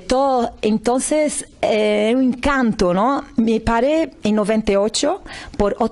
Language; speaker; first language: Spanish; non-native, learner; Portuguese